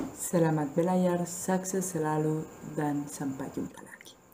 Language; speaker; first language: Indonesian; non-native, fluent; Spanish